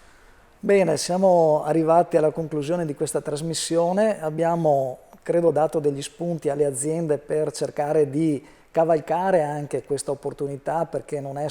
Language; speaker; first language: Italian; native; Italian